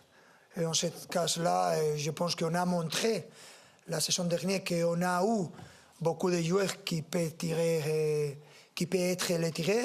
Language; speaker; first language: French; non-native, fluent; Spanish